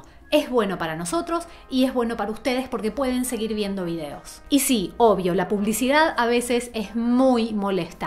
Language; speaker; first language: Spanish; native; Spanish